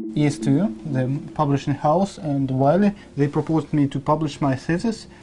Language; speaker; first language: English; non-native, fluent; Russian